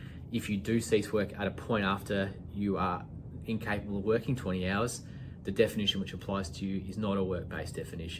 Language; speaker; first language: English; native; English